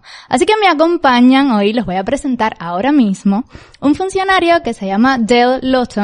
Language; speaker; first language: Spanish; native; Spanish